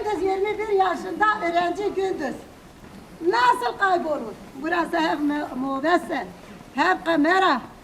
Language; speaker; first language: Turkish; non-native, local second language; Kurdish